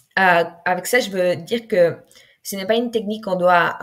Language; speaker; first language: French; non-native, fluent; Spanish